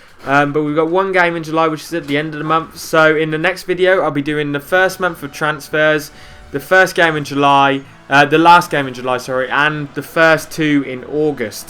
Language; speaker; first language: English; native; English